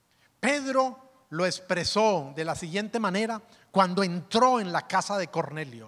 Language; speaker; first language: Spanish; native; Spanish